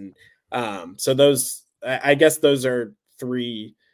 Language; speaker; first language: English; native; English